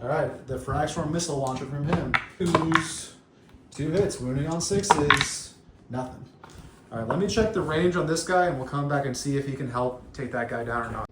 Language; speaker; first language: English; native; English